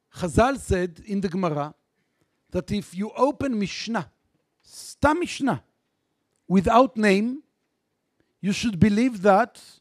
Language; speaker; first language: English; non-native, fluent; Hebrew